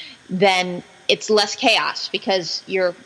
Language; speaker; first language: English; native; English